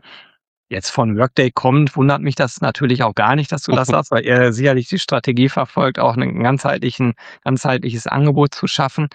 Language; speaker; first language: German; native; German